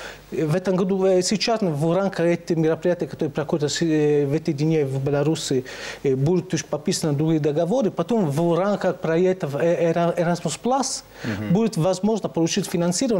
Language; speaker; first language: Russian; non-native, fluent; Italian